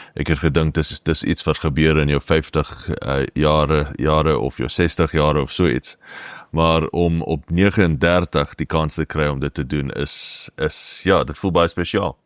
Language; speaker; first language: Afrikaans; non-native, local second language; English